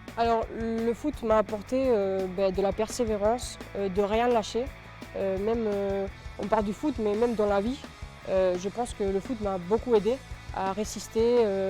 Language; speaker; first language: French; non-native, fluent; Spanish